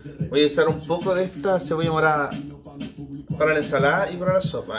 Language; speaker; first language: Spanish; native; Spanish